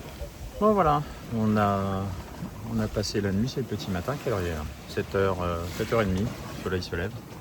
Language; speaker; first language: French; native; French